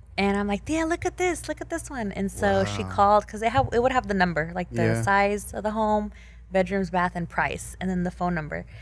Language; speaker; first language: English; early bilingual, other home language; Spanish